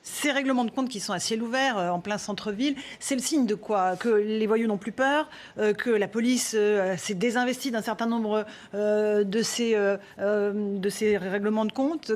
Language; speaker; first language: French; native; French